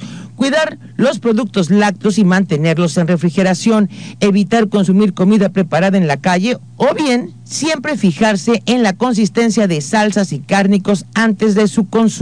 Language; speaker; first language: Spanish; native; Spanish